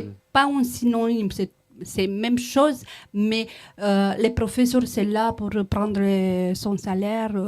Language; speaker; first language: French; non-native, learner; Romanian